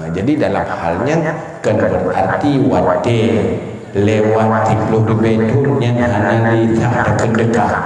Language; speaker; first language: Malay; non-native, local second language; Achinese